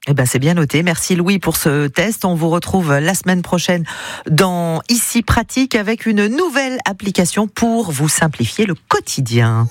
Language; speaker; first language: French; native; French